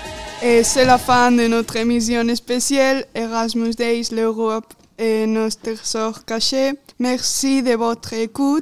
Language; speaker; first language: French; non-native, fluent; Galician